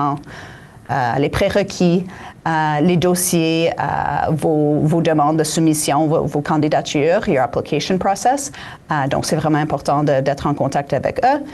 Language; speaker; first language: French; native; French